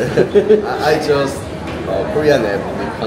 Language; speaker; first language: English; non-native, learner; Korean